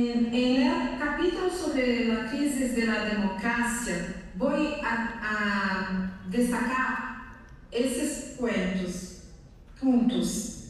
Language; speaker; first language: Spanish; non-native, learner; Portuguese